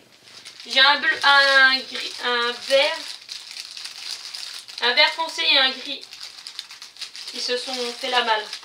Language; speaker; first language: French; native; French